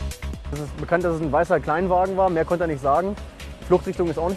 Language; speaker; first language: German; early bilingual, other home language; Polish